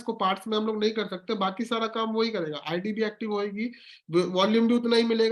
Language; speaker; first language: Hindi; native; Hindi